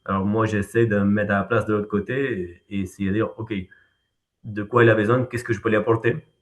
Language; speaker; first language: French; non-native, fluent; Spanish